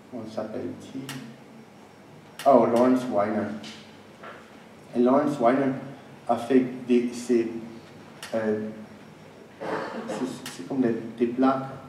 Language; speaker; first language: French; non-native, fluent; English